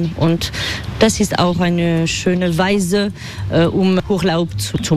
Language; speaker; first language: German; non-native, fluent; French